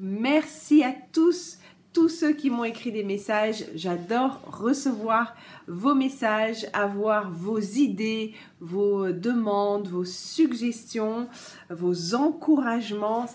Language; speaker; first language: French; native; French